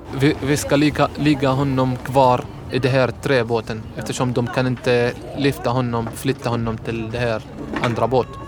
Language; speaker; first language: Swedish; non-native, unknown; Arabic